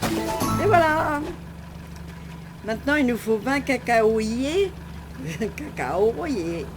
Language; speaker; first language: French; native; French